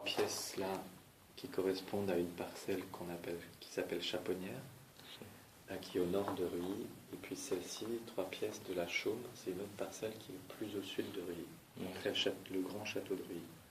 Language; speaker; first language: French; native; French